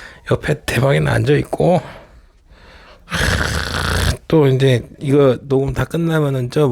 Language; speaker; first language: Korean; native; Korean